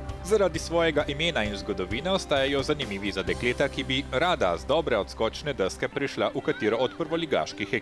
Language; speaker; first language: Slovenian; native; Slovenian